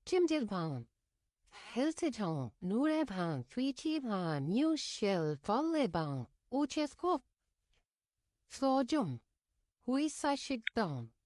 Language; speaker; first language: Korean; non-native, fluent; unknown